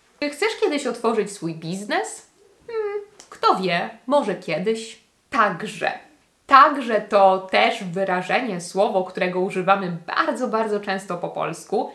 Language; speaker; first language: Polish; native; Polish